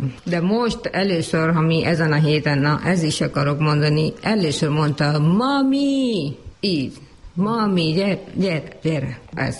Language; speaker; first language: Hungarian; non-native, learner; Urdu